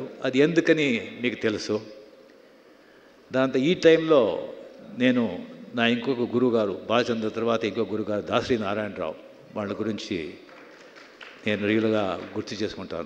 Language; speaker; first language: Telugu; non-native, local second language; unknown